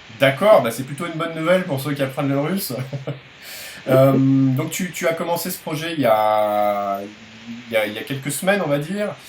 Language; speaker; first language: French; native; French